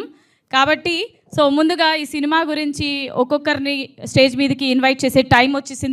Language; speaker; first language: Telugu; native; Telugu